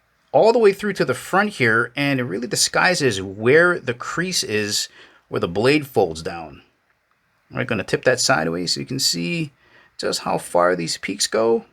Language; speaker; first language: English; native; English